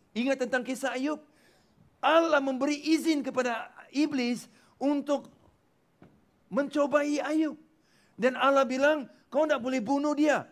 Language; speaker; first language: Malay; non-native, local second language; Tamil